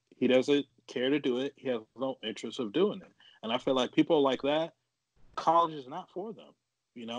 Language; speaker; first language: English; native; English